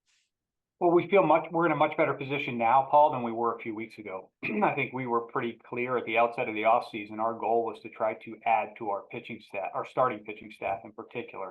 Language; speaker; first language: English; native; English